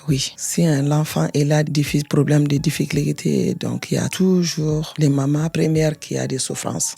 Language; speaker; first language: French; non-native, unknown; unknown